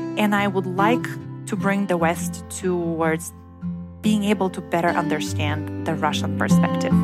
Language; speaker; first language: English; non-native, fluent; Bulgarian